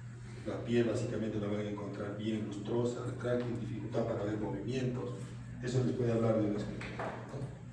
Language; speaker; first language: Spanish; native; Spanish